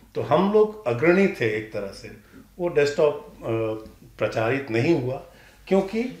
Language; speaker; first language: Hindi; non-native, local second language; Magahi